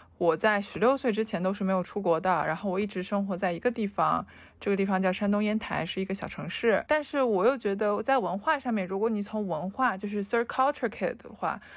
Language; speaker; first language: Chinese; native; Chinese